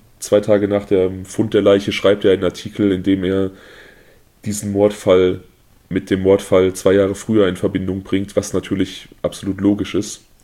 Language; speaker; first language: German; native; German